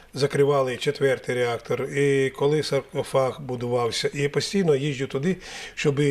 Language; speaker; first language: Ukrainian; native; Ukrainian